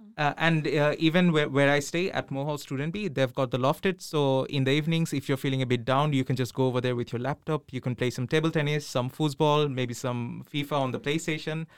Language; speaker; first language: English; non-native, local second language; Bangla